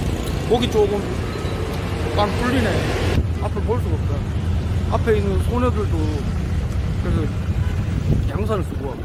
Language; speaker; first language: Korean; native; Korean